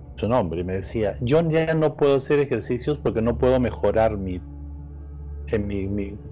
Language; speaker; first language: Spanish; native; Spanish